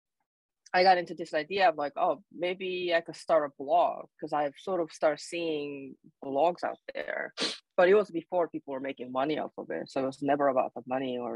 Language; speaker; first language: English; non-native, fluent; Korean